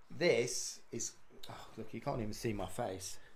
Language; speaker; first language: English; native; English